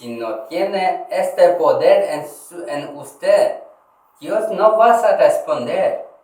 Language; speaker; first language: Spanish; non-native, learner; Korean